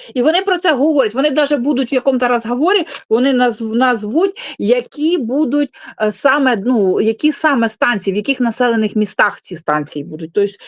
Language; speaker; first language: Ukrainian; non-native, local second language; Russian